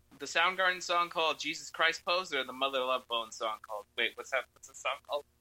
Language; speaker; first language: English; early bilingual, other home language; Spanish